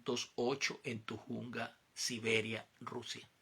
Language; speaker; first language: Spanish; native; Spanish